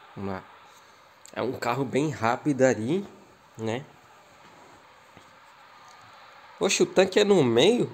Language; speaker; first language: Portuguese; native; Portuguese